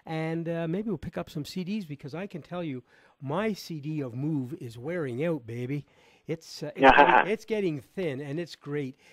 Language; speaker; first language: English; native; English